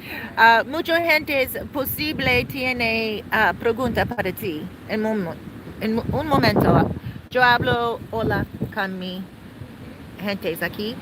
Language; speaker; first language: Spanish; non-native, learner; English